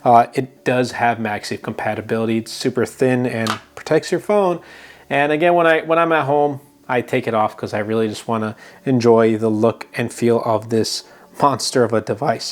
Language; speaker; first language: English; native; English